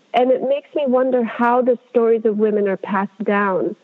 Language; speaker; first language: English; non-native, fluent; Amharic